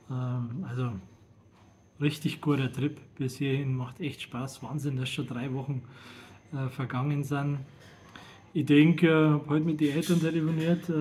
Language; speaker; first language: German; native; German